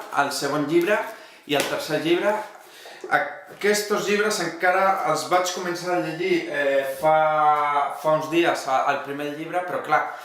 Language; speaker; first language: Catalan; non-native, local second language; Spanish